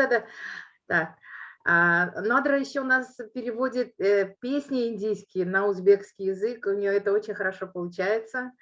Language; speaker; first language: Russian; non-native, local second language; Uzbek